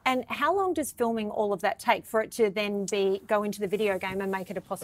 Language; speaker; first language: English; native; English